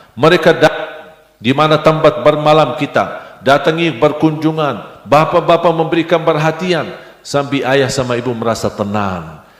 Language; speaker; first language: Indonesian; non-native, fluent; Arabic